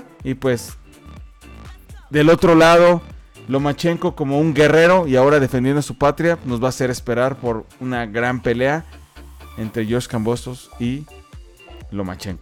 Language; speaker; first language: Spanish; native; Spanish